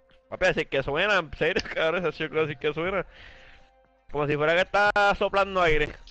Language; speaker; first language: Spanish; early bilingual, heritage; Spanish